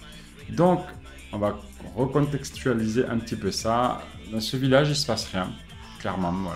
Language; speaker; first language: French; native; French